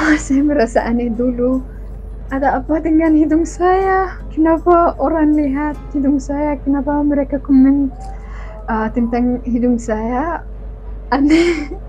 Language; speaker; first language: Indonesian; non-native, fluent; Arabic